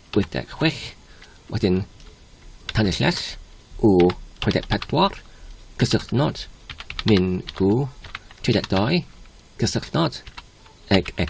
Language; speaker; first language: Welsh; non-native, learner; English